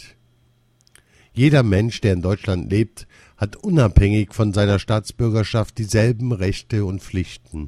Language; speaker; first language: German; early bilingual, other home language; Arabic